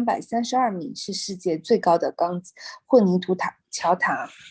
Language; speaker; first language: Chinese; native; Chinese